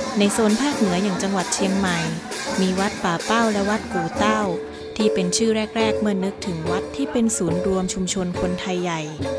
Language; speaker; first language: Thai; native; Thai